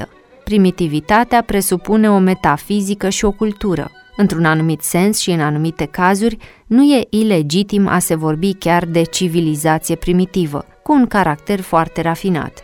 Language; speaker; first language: Romanian; native; Romanian